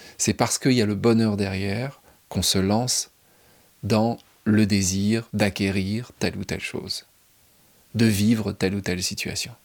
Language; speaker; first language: French; native; French